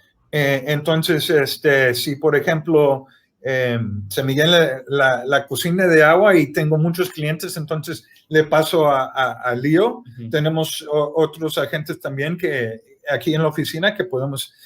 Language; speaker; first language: Spanish; early bilingual, heritage; Spanish